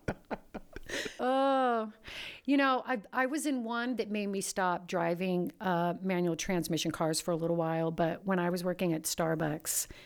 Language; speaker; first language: English; early bilingual, other home language; Italian